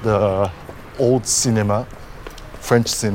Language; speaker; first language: English; non-native, fluent; Japanese